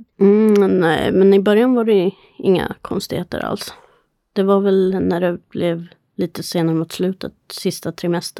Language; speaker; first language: Swedish; native; Swedish